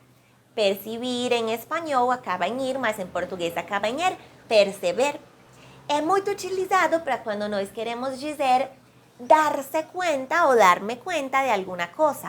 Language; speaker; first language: Portuguese; non-native, fluent; Spanish